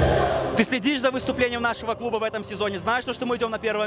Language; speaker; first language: Russian; native; Russian